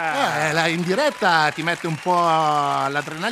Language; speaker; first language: Italian; native; Italian